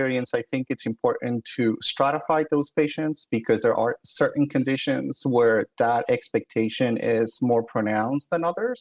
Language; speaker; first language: English; native; English